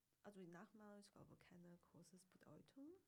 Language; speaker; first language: German; non-native, learner; Chinese